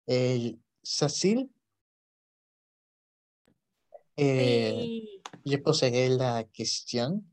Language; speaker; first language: French; non-native, learner; Spanish